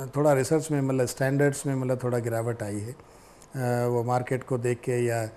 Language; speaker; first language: Hindi; native; Hindi